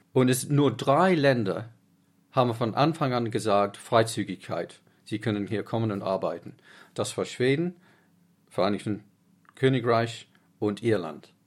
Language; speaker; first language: German; non-native, fluent; English